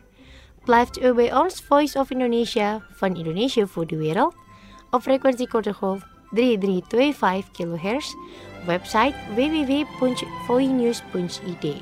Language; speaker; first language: Dutch; non-native, learner; Indonesian